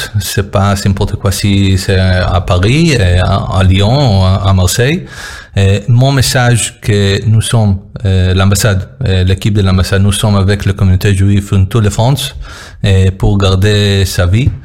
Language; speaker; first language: French; non-native, learner; Hebrew